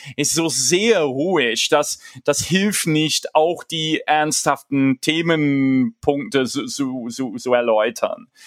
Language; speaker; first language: German; non-native, fluent; English